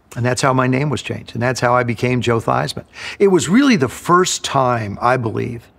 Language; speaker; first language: English; native; English